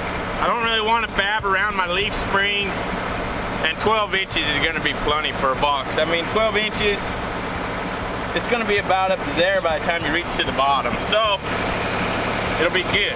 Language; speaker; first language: English; native; English